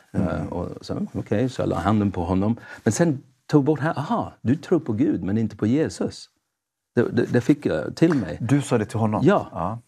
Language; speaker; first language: Swedish; non-native, fluent; English